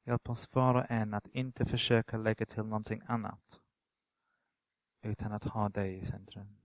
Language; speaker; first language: Swedish; non-native, fluent; English